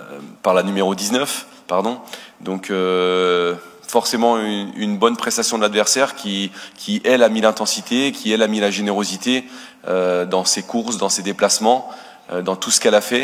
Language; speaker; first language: French; native; French